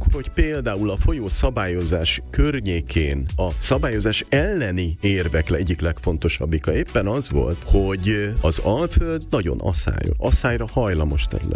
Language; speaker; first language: Hungarian; native; Hungarian